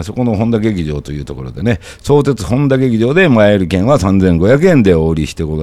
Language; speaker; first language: Japanese; native; Japanese